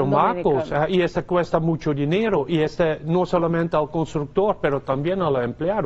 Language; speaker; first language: Spanish; non-native, fluent; Dutch